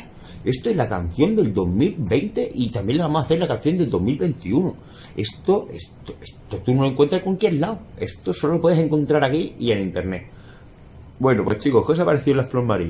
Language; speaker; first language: Spanish; native; Spanish